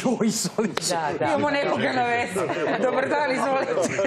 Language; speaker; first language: Serbian; native; Serbian